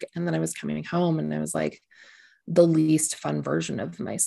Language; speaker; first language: English; native; English